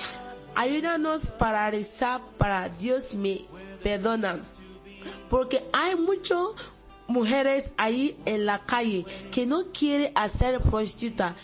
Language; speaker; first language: Spanish; non-native, learner; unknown